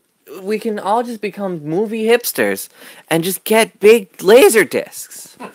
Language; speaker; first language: English; native; English